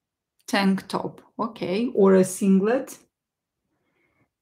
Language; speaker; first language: English; non-native, fluent; Russian